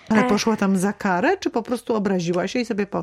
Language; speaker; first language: Polish; native; Polish